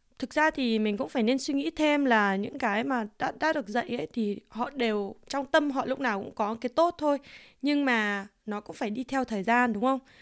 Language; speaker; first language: Vietnamese; early bilingual, heritage; Vietnamese